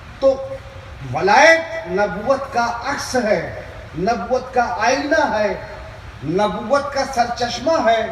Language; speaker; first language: Urdu; native; Urdu